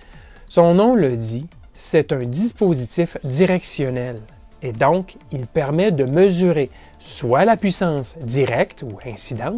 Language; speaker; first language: French; native; French